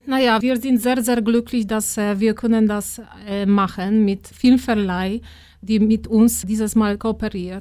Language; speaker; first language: German; non-native, fluent; Polish